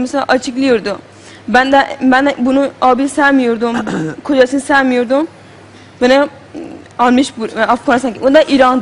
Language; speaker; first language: Turkish; non-native, learner; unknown